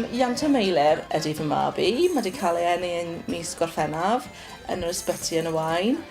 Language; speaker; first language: Welsh; non-native, local second language; English